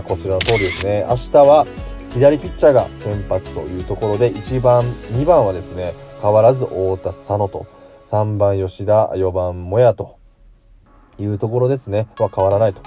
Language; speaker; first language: Japanese; native; Japanese